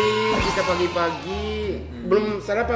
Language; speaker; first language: Indonesian; non-native, fluent; Japanese